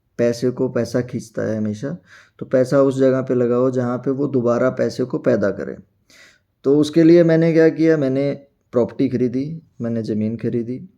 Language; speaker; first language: Hindi; non-native, local second language; Punjabi